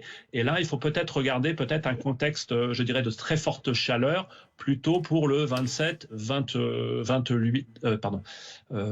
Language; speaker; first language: French; native; French